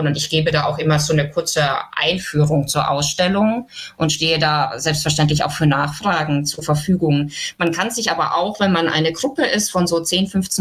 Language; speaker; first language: German; native; German